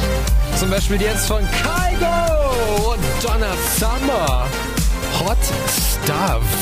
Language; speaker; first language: German; native; German